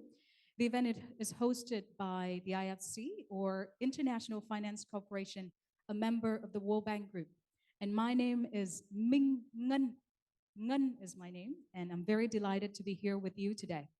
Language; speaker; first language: English; non-native, local second language; Vietnamese